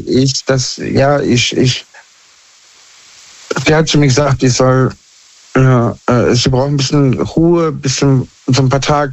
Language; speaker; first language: German; non-native, local second language; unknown